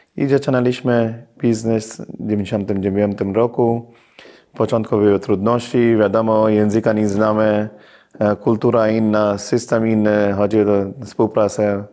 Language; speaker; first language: Polish; non-native, fluent; Hindi